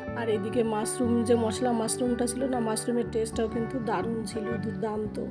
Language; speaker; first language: Bangla; native; Bangla